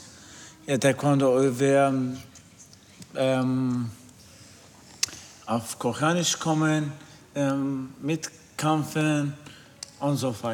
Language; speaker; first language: German; non-native, learner; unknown